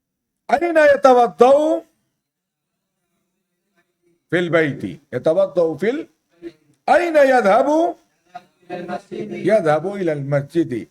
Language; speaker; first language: Arabic; non-native, fluent; Urdu